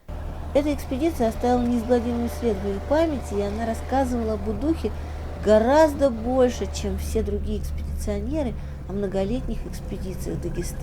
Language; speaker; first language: Russian; native; Russian